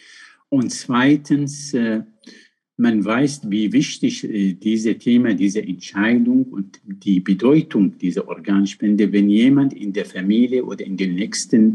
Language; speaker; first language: German; non-native, fluent; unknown